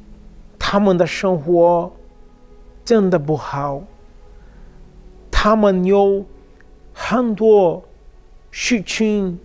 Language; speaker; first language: Chinese; non-native, fluent; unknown